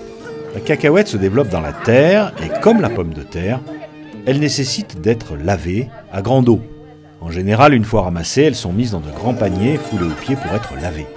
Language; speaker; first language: French; native; French